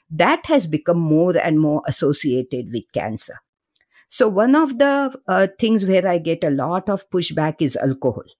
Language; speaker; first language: English; non-native, local second language; Marathi